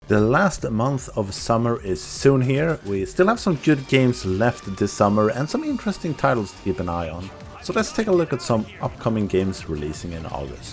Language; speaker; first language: English; non-native, fluent; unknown